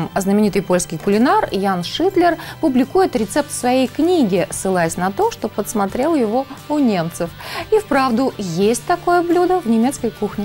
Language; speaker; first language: Russian; native; Russian